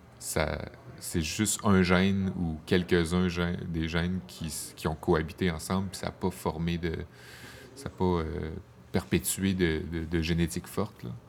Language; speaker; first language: French; native; French